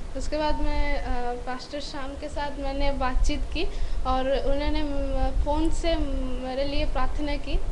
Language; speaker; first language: Hindi; non-native, local second language; Odia